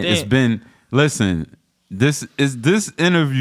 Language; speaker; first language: English; native; English